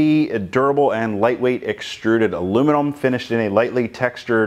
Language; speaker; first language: English; native; English